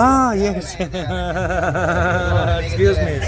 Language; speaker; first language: English; non-native, learner; Slovenian